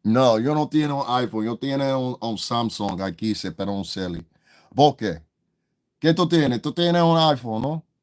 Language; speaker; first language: Spanish; non-native, learner; English